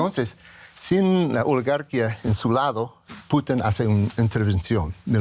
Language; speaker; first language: Spanish; non-native, learner; English